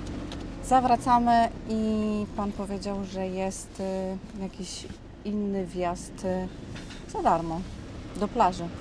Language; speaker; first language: Polish; native; Polish